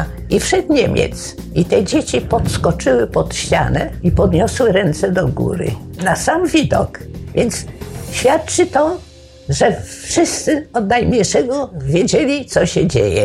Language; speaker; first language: Polish; native; Polish